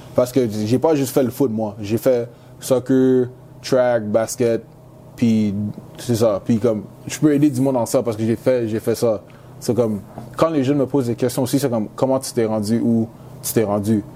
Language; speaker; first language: French; native; French